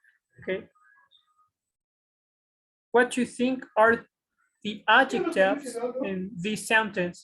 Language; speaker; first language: English; non-native, fluent; Spanish